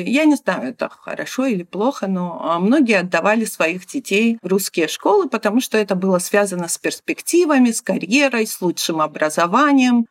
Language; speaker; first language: Russian; non-native, local second language; Georgian